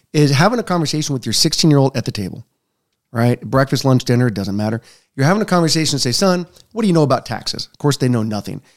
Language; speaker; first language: English; native; English